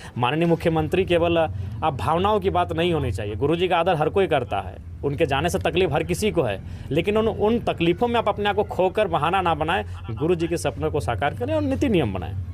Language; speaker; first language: Hindi; non-native, local second language; Magahi